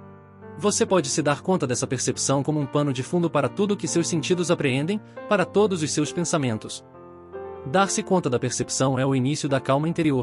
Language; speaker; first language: Portuguese; native; Portuguese